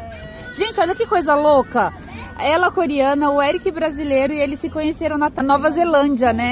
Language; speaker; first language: Portuguese; native; Portuguese